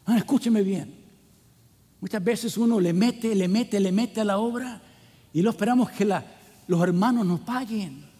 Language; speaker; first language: Spanish; non-native, fluent; English